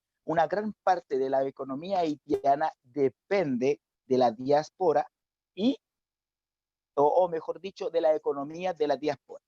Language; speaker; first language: Spanish; non-native, fluent; Haitian Creole